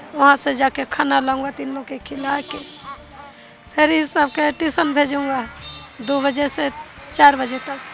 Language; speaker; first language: Hindi; native; Hindi